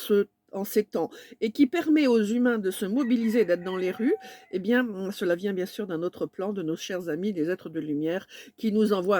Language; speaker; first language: French; native; French